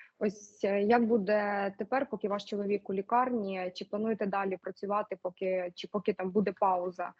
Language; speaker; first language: Ukrainian; native; Ukrainian